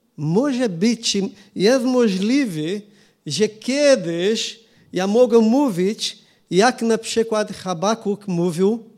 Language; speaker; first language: Polish; non-native, learner; Portuguese